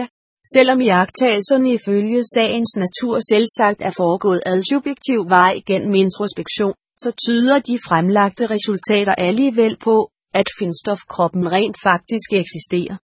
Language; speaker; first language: Danish; native; Danish